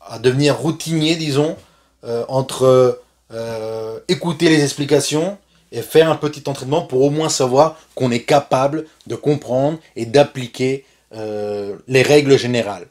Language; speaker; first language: French; non-native, fluent; Spanish